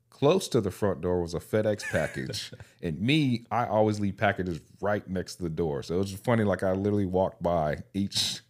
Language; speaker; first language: English; native; English